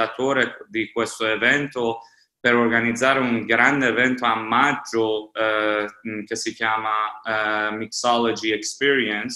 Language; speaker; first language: Italian; non-native, fluent; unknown